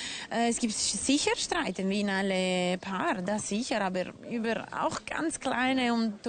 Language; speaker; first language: German; non-native, local second language; Italian